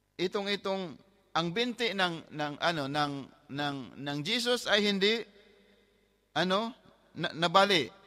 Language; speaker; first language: Filipino; non-native, local second language; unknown